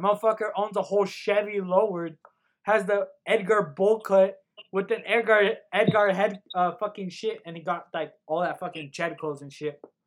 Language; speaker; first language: English; early bilingual, other home language; Spanish